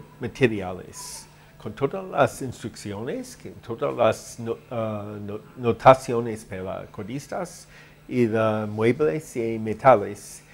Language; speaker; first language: Spanish; non-native, learner; English